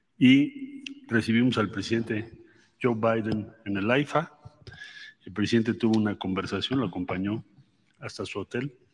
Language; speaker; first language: Spanish; native; Spanish